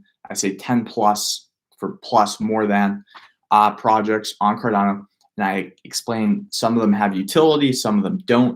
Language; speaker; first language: English; native; English